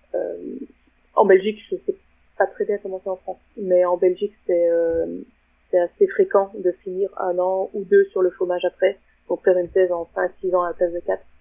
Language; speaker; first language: French; native; French